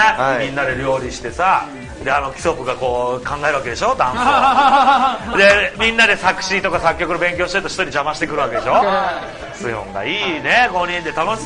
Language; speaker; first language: Japanese; native; Japanese